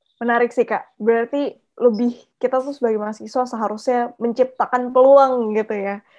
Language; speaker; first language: Indonesian; native; Indonesian